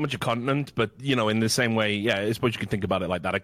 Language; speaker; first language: English; native; English